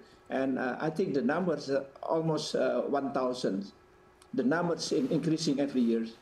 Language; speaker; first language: English; non-native, fluent; Indonesian